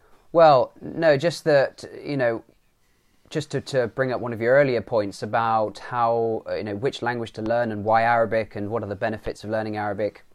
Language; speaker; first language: English; native; English